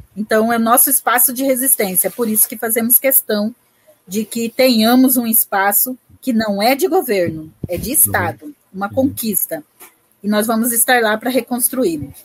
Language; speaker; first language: Portuguese; native; Portuguese